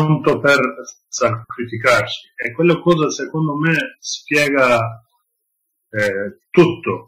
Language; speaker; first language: Italian; non-native, learner; Kurdish